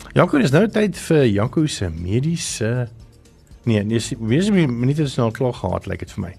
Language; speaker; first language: Afrikaans; native; Afrikaans